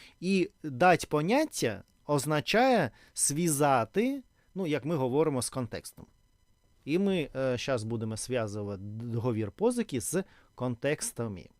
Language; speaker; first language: Ukrainian; non-native, learner; Russian